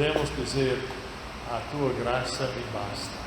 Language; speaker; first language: Portuguese; non-native, fluent; English